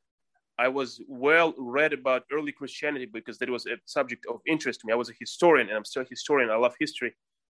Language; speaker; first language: English; non-native, fluent; Russian